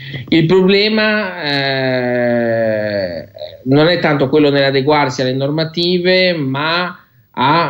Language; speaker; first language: Italian; native; Italian